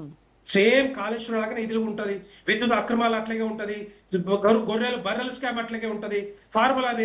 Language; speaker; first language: Telugu; native; Telugu